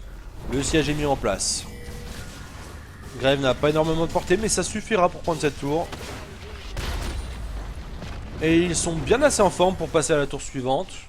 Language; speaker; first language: French; native; French